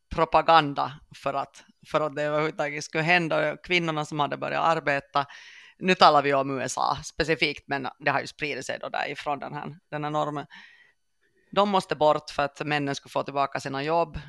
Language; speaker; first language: Swedish; native; Swedish